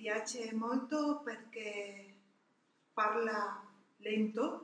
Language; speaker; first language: Italian; non-native, learner; Spanish